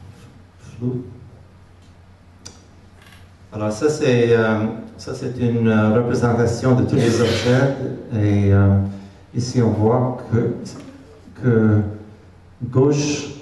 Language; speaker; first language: French; non-native, fluent; Hungarian